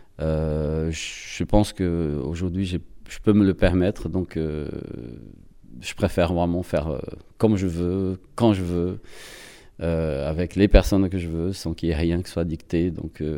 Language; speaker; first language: French; non-native, fluent; Portuguese